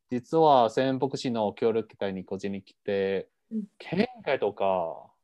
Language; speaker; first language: Japanese; non-native, fluent; Chinese